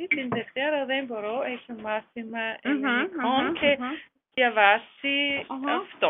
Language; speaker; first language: Greek; non-native, learner; German